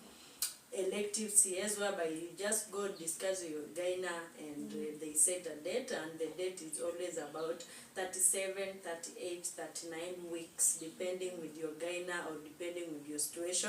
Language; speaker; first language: English; non-native, local second language; Swahili